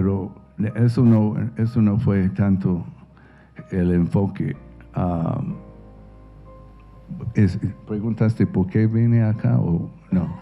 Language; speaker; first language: Spanish; non-native, fluent; English